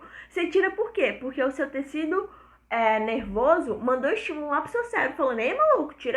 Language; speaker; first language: Portuguese; native; Portuguese